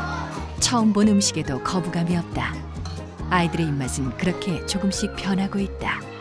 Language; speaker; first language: Korean; native; Korean